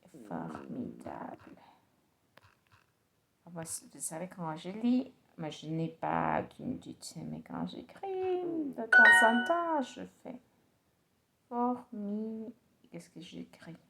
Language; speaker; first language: French; non-native, learner; Spanish